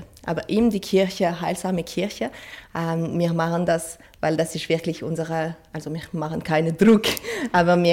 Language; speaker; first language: German; non-native, fluent; French